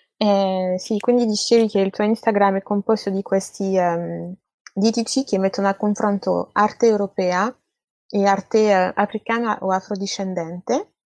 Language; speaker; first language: Italian; non-native, fluent; French